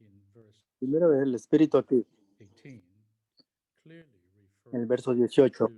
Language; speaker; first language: Spanish; non-native, learner; English